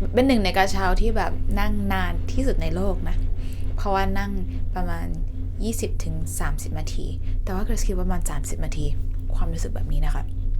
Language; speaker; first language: Thai; native; Thai